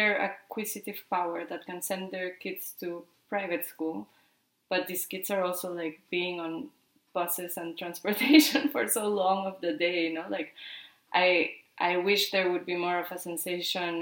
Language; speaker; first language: English; non-native, fluent; Spanish